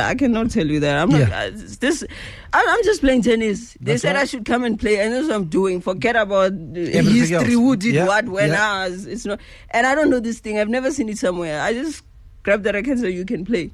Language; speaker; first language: English; non-native, local second language; Northern Sotho